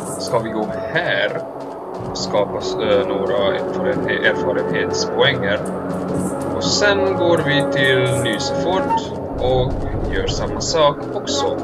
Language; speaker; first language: Swedish; non-native, learner; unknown